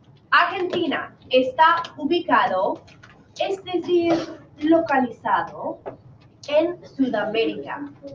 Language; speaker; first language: Spanish; non-native, fluent; English